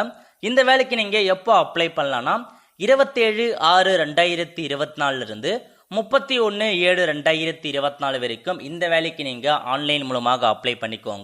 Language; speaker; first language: Tamil; native; Tamil